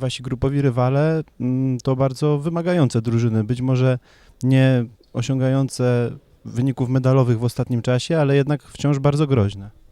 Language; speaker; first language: Polish; native; Polish